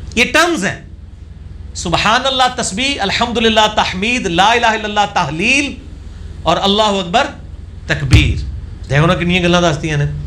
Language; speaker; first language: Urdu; non-native, local second language; Punjabi